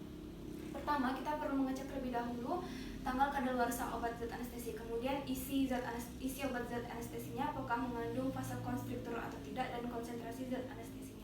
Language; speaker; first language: Indonesian; native; Indonesian